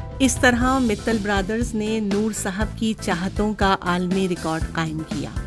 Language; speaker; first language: Urdu; native; Urdu